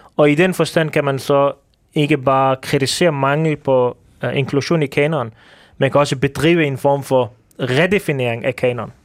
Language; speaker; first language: Danish; early bilingual, other home language; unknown